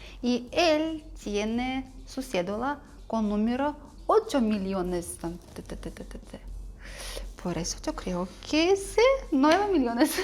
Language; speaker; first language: Spanish; non-native, learner; Russian